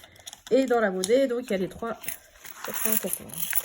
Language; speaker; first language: French; native; French